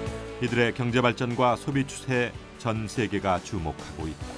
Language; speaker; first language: Korean; native; Korean